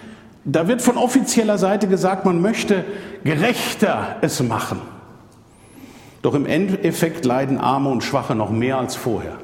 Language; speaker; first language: German; native; German